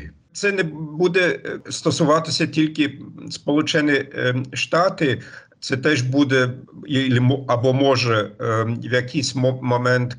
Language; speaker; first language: Ukrainian; non-native, fluent; German